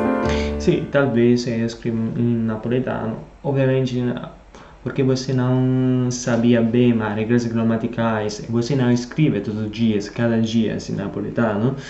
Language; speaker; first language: Portuguese; non-native, fluent; Italian